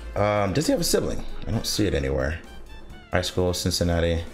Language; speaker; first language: English; native; English